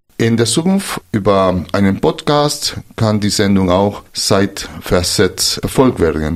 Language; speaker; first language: German; non-native, fluent; Spanish